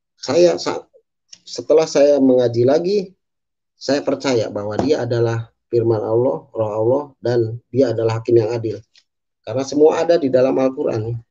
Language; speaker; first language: Indonesian; native; Indonesian